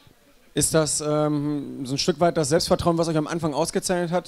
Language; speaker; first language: German; native; German